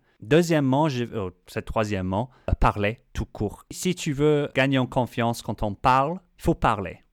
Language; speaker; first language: French; non-native, fluent; English